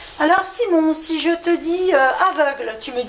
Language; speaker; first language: French; native; French